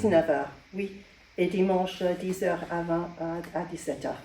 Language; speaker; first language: French; non-native, learner; English